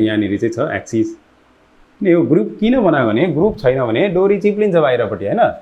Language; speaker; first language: Nepali; native; Nepali